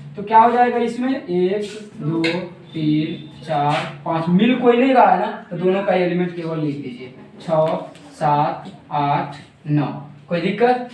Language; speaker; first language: Hindi; native; Hindi